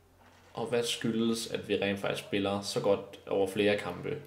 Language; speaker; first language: Danish; native; Danish